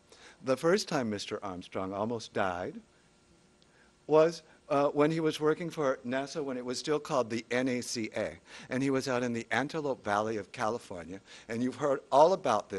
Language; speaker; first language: English; native; English